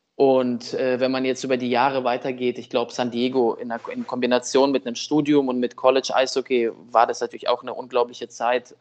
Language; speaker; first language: German; early bilingual, other home language; Russian